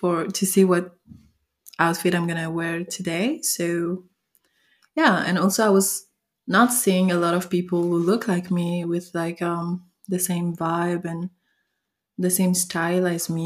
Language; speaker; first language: English; non-native, fluent; French